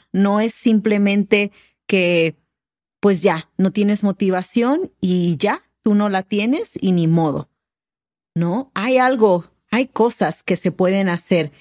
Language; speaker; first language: Spanish; native; Spanish